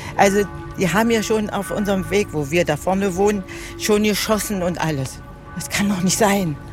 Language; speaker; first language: German; native; German